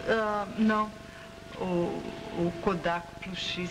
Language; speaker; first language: Portuguese; non-native, fluent; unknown